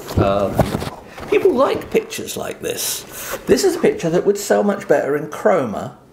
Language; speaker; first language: English; native; English